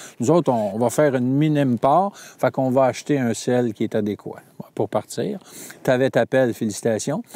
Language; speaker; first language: French; native; French